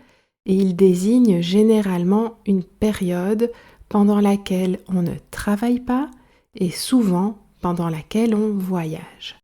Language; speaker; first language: French; native; French